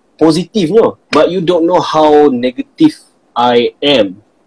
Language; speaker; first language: English; non-native, local second language; Malay